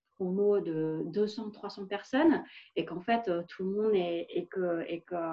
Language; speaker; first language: French; non-native, fluent; Vietnamese